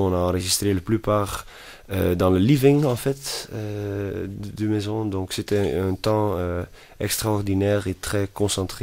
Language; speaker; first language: French; non-native, fluent; Dutch